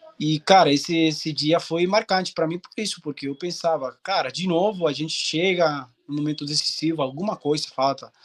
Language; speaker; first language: Portuguese; non-native, fluent; Spanish